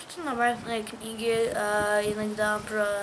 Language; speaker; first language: Russian; early bilingual, heritage; English